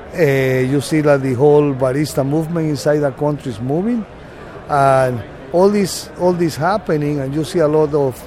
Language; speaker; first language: English; non-native, fluent; Spanish